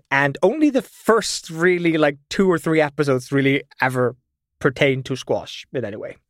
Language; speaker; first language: English; non-native, fluent; German